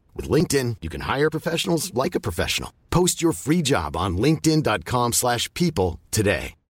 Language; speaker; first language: English; native; English